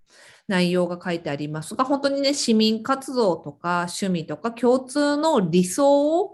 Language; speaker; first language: Japanese; native; Japanese